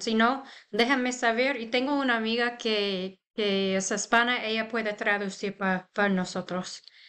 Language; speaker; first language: Spanish; non-native, learner; English